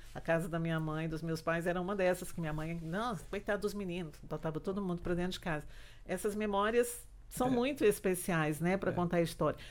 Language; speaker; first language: Portuguese; native; Portuguese